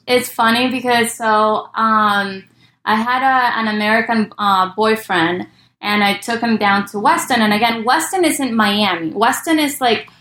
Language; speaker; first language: English; early bilingual, other home language; Spanish